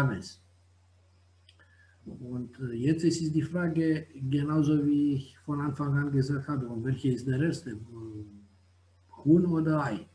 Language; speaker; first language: German; non-native, fluent; Romanian